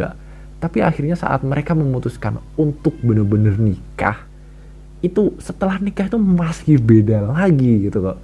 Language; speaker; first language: Indonesian; native; Indonesian